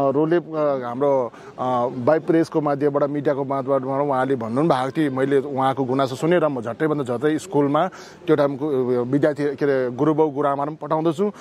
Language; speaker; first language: Nepali; native; Nepali